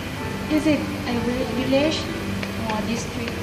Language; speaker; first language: English; non-native, learner; Thai